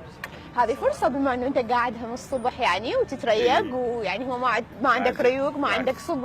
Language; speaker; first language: Arabic; native; Arabic